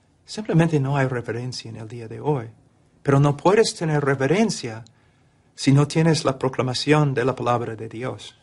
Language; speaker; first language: Spanish; non-native, fluent; English